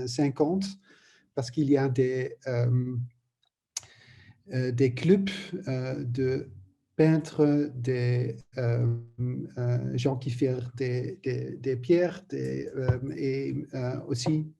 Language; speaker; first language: French; non-native, learner; Dutch